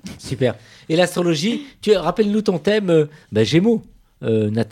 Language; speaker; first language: French; native; French